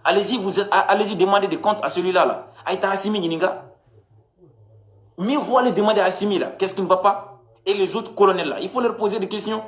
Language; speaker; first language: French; non-native, local second language; Bambara